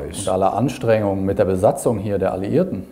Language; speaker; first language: German; native; German